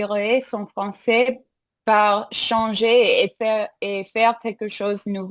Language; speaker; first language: French; non-native, fluent; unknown